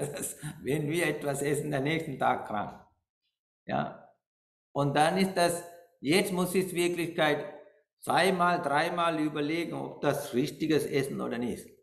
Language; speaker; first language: German; non-native, learner; Sinhala